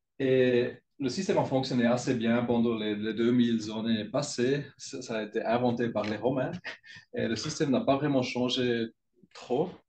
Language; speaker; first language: French; non-native, local second language; German